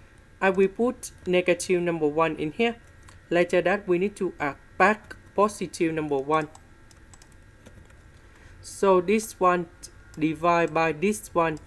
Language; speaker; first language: English; non-native, fluent; Vietnamese